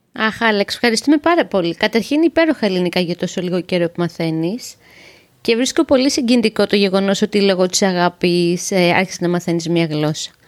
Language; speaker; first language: Greek; native; Greek